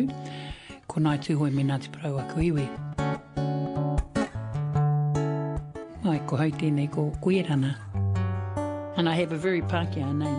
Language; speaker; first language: English; native; English